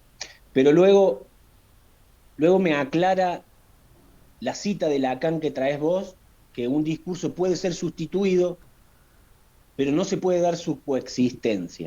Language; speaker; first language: Spanish; native; Spanish